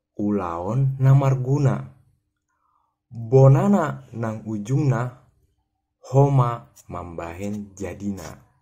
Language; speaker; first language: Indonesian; native; Indonesian